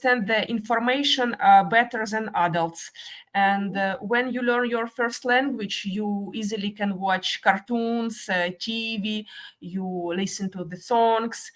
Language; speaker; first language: English; non-native, fluent; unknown